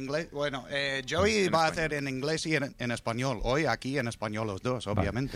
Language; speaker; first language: Spanish; non-native, fluent; English